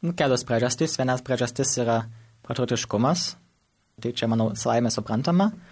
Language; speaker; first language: Lithuanian; early bilingual, heritage; Lithuanian